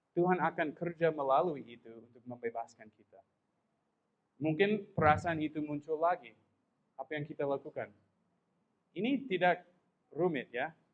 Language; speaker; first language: Indonesian; non-native, fluent; English